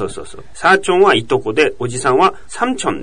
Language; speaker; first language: Japanese; native; Japanese